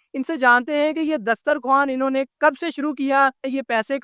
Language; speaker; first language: Urdu; non-native, local second language; Punjabi